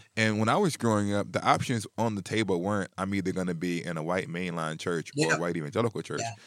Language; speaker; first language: English; native; English